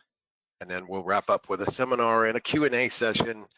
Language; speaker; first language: English; native; English